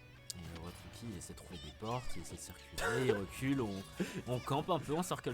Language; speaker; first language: French; native; French